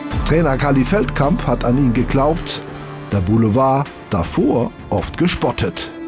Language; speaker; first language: German; native; German